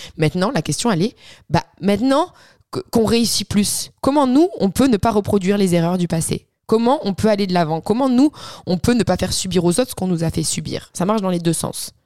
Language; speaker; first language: French; early bilingual, other home language; Arabic